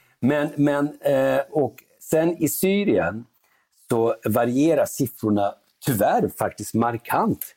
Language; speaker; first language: Swedish; early bilingual, other home language; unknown